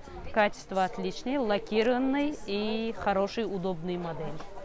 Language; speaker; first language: Russian; non-native, learner; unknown